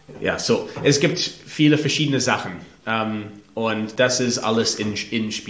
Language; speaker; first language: German; non-native, learner; English